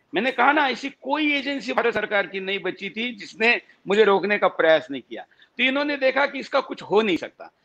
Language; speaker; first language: Hindi; non-native, local second language; Marathi